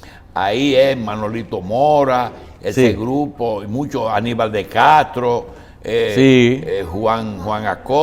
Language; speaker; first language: Spanish; native; Spanish